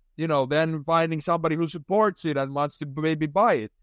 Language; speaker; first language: English; non-native, fluent; Finnish